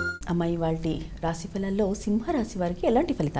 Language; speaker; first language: Telugu; native; Telugu